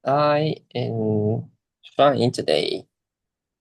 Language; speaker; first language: English; non-native, learner; Chinese